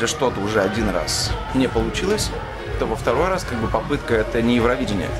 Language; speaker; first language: Russian; native; Russian